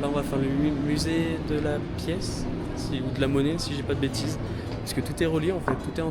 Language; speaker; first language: French; native; French